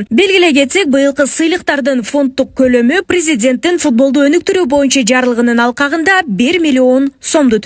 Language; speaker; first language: Kyrgyz; native; Kyrgyz